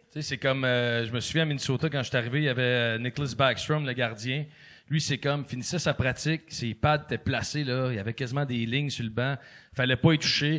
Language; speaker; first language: French; native; French